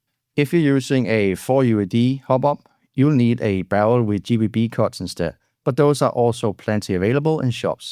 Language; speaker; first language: English; non-native, fluent; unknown